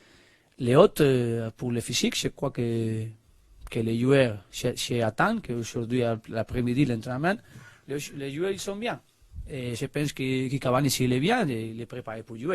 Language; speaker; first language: French; non-native, learner; Spanish